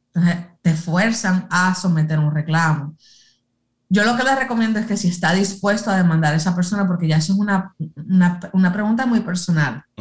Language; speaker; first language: Spanish; early bilingual, heritage; Spanish